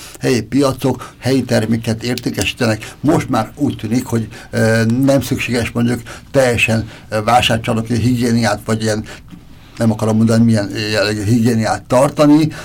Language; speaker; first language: Hungarian; native; Hungarian